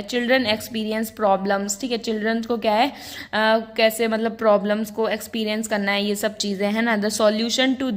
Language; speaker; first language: Hindi; native; Hindi